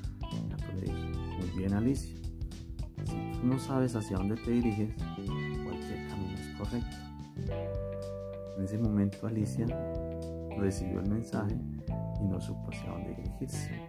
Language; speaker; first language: Spanish; native; Spanish